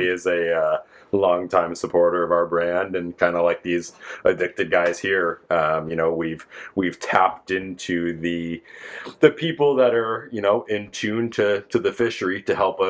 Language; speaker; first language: English; native; English